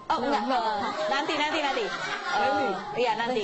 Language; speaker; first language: Indonesian; native; Indonesian